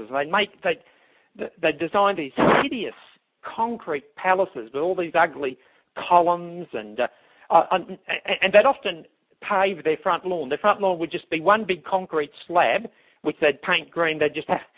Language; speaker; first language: English; native; English